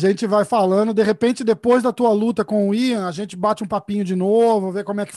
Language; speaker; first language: Portuguese; native; Portuguese